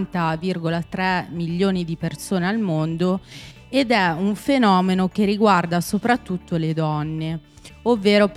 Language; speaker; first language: Italian; native; Italian